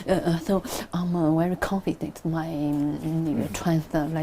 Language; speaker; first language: English; non-native, learner; Chinese